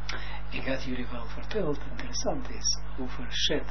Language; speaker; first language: Dutch; non-native, fluent; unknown